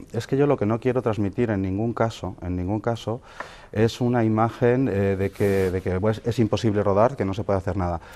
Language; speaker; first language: Spanish; native; Spanish